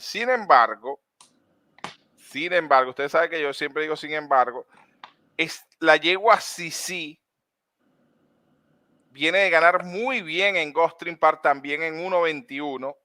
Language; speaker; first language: Spanish; native; Spanish